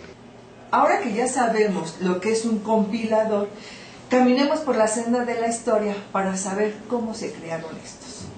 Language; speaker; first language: Spanish; native; Spanish